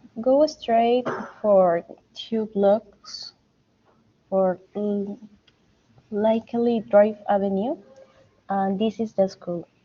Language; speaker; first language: English; non-native, learner; Spanish